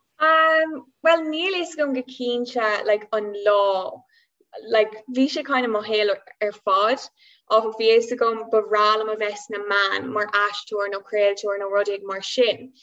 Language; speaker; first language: Irish; non-native, local second language; English